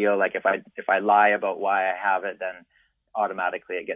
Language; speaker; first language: English; native; English